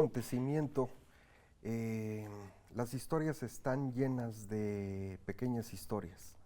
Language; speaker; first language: Spanish; native; Spanish